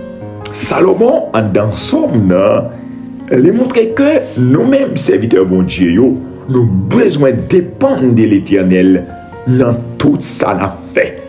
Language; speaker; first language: French; non-native, local second language; Haitian Creole